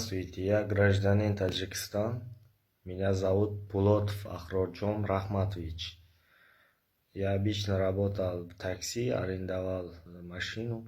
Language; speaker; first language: Russian; non-native, learner; Tajik